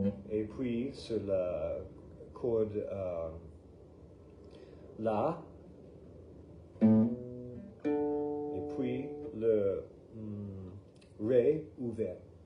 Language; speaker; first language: French; non-native, fluent; English